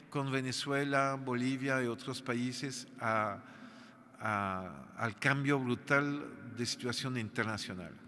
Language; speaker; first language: Spanish; non-native, fluent; French